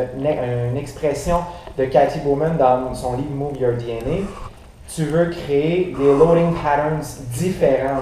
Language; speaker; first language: French; native; French